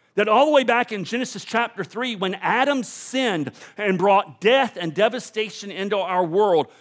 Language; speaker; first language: English; native; English